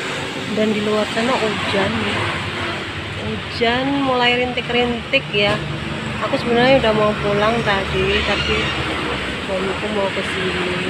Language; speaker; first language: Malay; non-native, local second language; Javanese